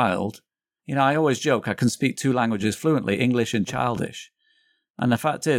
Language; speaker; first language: English; native; English